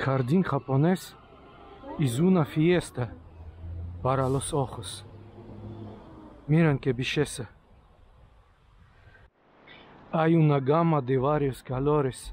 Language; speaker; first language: Spanish; non-native, learner; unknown